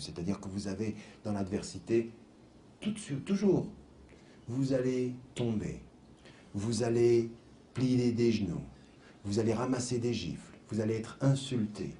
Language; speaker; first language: French; native; French